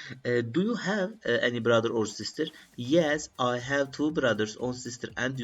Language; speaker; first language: English; non-native, learner; Turkish